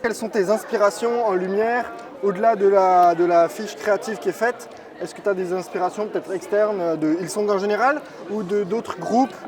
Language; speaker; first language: French; native; French